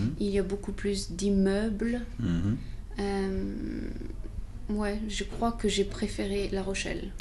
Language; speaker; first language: French; non-native, fluent; English